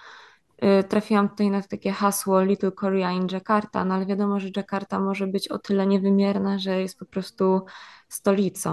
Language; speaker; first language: Polish; native; Polish